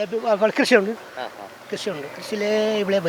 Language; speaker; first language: Malayalam; non-native, learner; Nepali